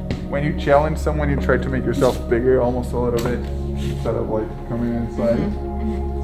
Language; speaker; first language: English; non-native, fluent; Portuguese